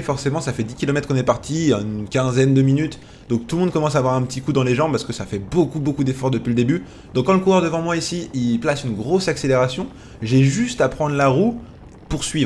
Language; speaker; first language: French; native; French